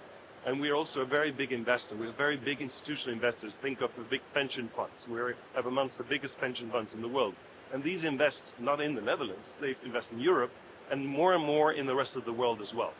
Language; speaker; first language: English; non-native, fluent; Dutch